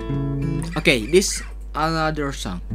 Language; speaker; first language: English; non-native, learner; Indonesian